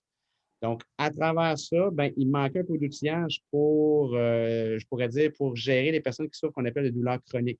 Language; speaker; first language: French; native; French